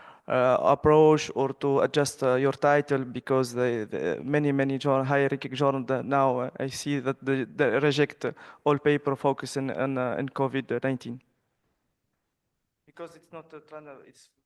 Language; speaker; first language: English; non-native, fluent; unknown